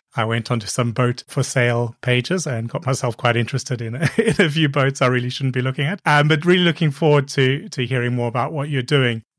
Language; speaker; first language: English; native; English